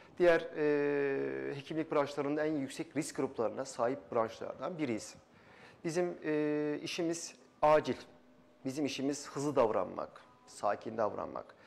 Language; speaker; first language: Turkish; early bilingual, other home language; Kazakh